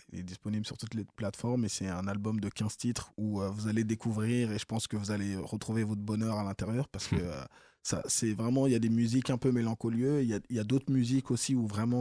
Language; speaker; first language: French; native; French